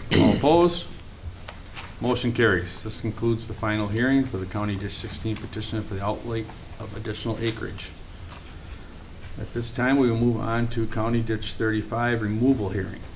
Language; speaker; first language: English; native; English